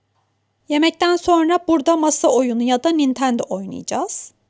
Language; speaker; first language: Turkish; native; Turkish